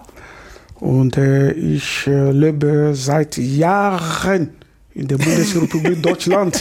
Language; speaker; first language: German; non-native, fluent; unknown